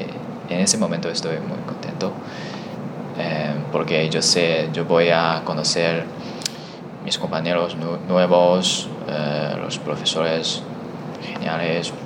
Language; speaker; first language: Spanish; non-native, learner; Chinese